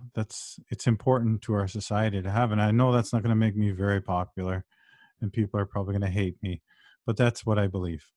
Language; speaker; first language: English; native; English